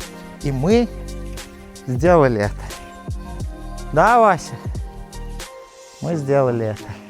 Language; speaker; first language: Russian; non-native, local second language; Azerbaijani